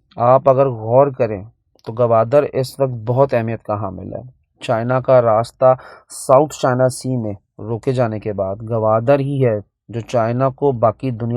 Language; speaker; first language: Urdu; native; Urdu